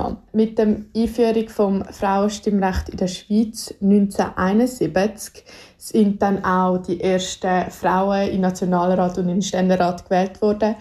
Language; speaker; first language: German; native; German